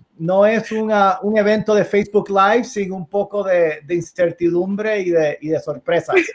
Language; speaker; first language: Spanish; native; Spanish